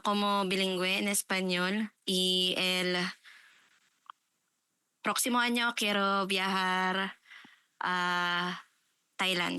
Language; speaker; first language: Spanish; non-native, learner; Filipino